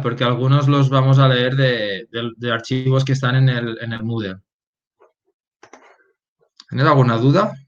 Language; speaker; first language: Spanish; native; Spanish